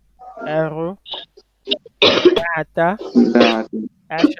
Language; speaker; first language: Arabic; non-native, fluent; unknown